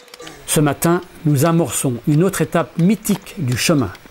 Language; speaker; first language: French; native; French